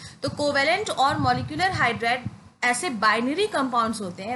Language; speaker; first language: Hindi; native; Hindi